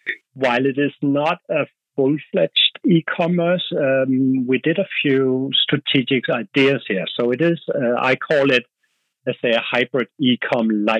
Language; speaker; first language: English; non-native, fluent; Danish